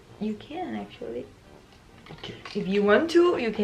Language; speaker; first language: English; non-native, fluent; Thai